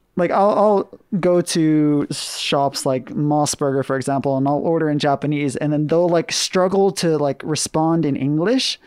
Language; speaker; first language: English; native; English